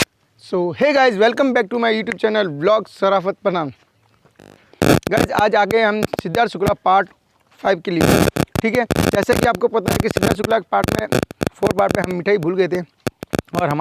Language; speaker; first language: Hindi; native; Hindi